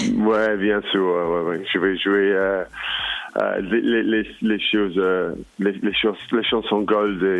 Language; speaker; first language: French; non-native, learner; English